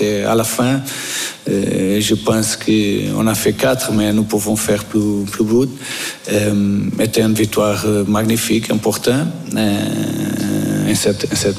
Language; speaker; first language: French; non-native, fluent; Portuguese